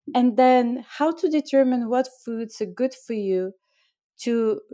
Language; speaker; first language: English; non-native, fluent; Bulgarian